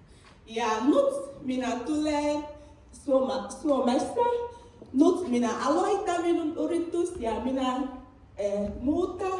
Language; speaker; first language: Finnish; non-native, learner; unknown